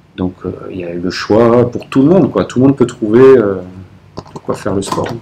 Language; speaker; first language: French; native; French